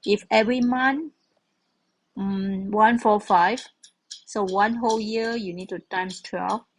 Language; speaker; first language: English; non-native, local second language; Malay